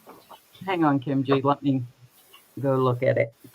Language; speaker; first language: English; native; English